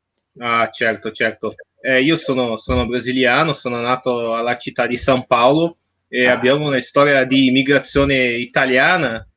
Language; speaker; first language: Italian; non-native, fluent; Portuguese